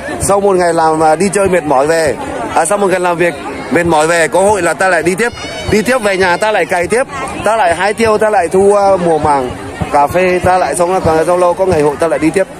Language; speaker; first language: Vietnamese; non-native, local second language; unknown